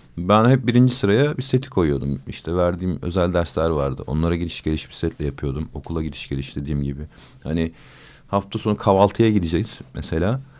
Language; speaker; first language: Turkish; native; Turkish